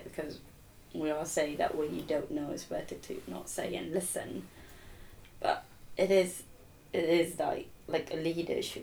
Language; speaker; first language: English; non-native, local second language; Malay